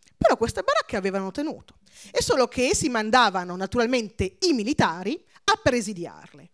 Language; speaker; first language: Italian; early bilingual, other home language; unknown